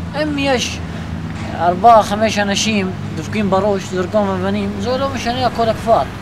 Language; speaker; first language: Hebrew; non-native, local second language; Arabic